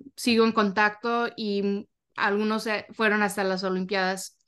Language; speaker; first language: Spanish; early bilingual, heritage; Spanish